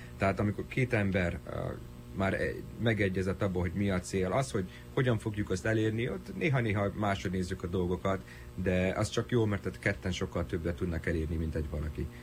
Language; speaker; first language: Hungarian; early bilingual, heritage; Hungarian